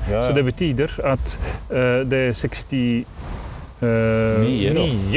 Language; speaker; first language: Swedish; non-native, learner; Dutch